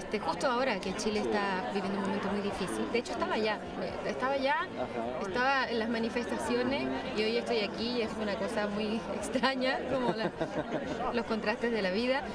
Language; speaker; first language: Spanish; native; Spanish